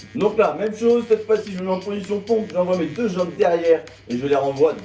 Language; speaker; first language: French; native; French